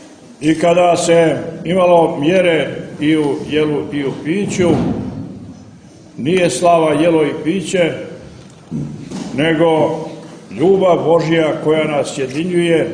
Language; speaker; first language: Croatian; native; Croatian